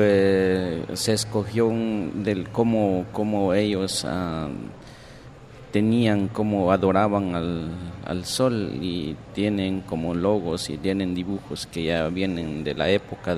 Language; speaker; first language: Spanish; non-native, local second language; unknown